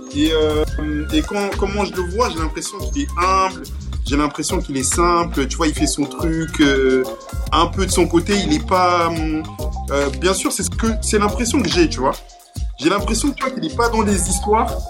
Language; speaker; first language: French; early bilingual, other home language; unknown